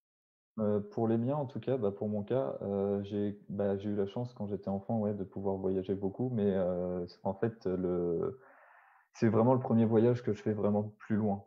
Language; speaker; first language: French; native; French